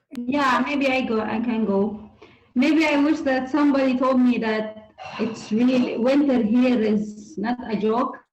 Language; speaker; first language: English; non-native, learner; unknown